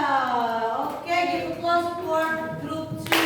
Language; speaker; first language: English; non-native, learner; Indonesian